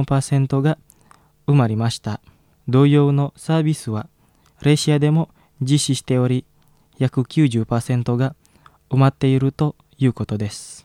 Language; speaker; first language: Japanese; non-native, fluent; Indonesian